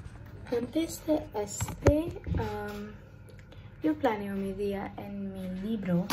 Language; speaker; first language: Spanish; non-native, learner; English